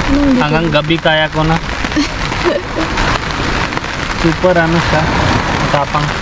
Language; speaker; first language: Filipino; non-native, learner; Hindi